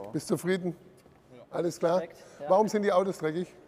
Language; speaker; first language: German; native; German